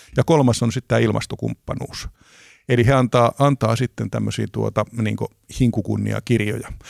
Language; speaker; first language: Finnish; native; Finnish